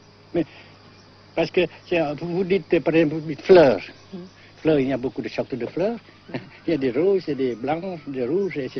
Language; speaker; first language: French; non-native, local second language; Vietnamese